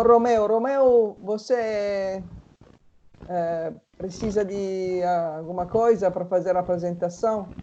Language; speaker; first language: Portuguese; non-native, fluent; Italian